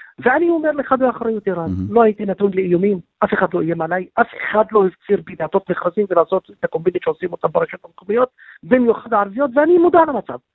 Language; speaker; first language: Hebrew; non-native, local second language; Arabic